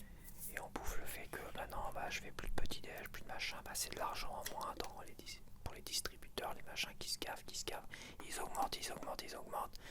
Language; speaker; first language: French; native; French